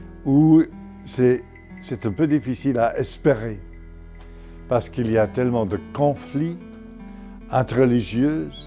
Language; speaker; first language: French; non-native, fluent; English